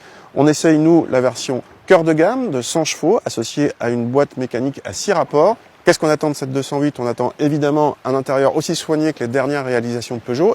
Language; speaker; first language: French; native; French